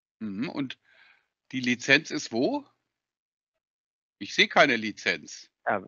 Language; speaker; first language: German; native; German